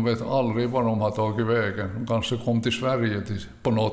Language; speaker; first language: Swedish; early bilingual, other home language; Finnish